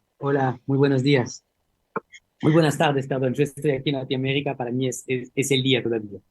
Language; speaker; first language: Spanish; early bilingual, heritage; Spanish